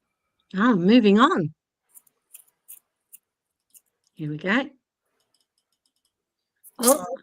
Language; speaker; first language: English; native; English